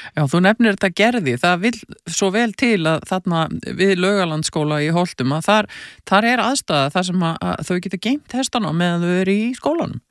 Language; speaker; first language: Icelandic; native; Icelandic